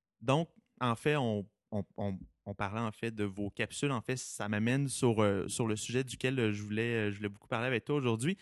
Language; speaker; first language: French; native; French